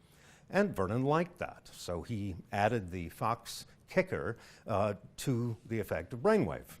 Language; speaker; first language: English; native; English